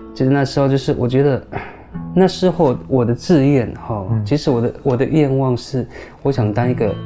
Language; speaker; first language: Chinese; non-native, local second language; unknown